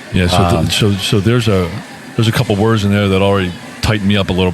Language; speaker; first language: English; native; English